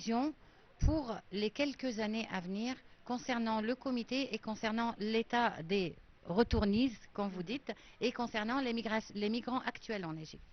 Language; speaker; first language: French; non-native, fluent; Arabic